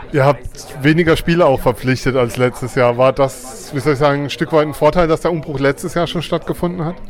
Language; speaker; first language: German; native; German